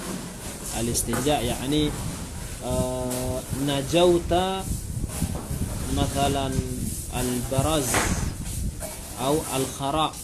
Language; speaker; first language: Arabic; non-native, fluent; Indonesian